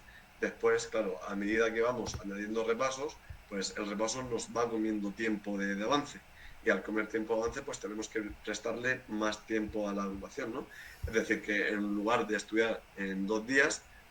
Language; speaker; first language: Spanish; native; Spanish